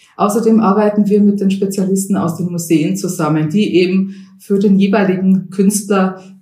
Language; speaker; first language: German; native; German